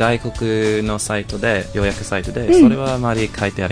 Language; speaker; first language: Japanese; non-native, fluent; English